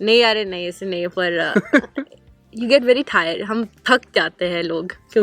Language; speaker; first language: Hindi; non-native, fluent; Norwegian